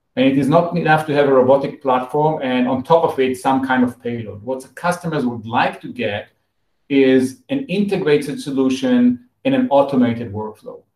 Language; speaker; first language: English; non-native, fluent; Hebrew